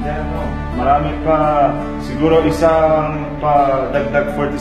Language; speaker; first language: Filipino; non-native, learner; Arabic